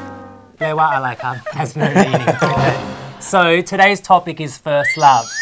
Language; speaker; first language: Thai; non-native, fluent; English